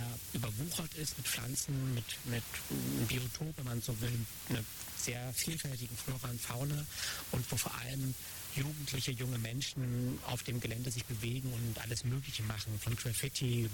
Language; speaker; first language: German; native; German